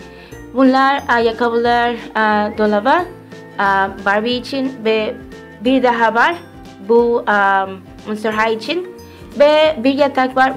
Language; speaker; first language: Turkish; early bilingual, heritage; Turkish